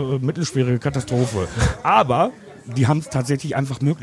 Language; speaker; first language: German; native; German